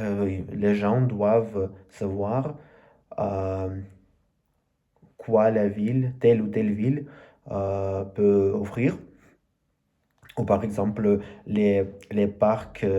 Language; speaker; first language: French; non-native, learner; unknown